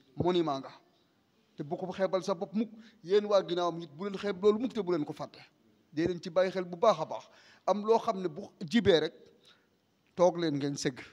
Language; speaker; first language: Wolof; non-native, local second language; Serer